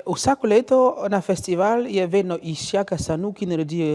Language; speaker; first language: Slovenian; non-native, learner; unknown